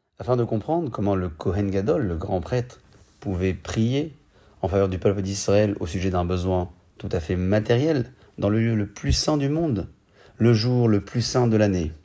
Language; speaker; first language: French; native; French